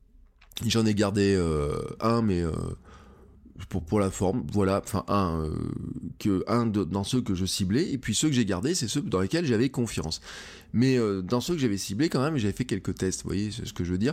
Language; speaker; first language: French; native; French